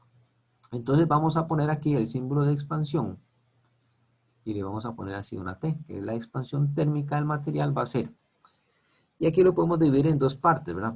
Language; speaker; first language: Spanish; native; Spanish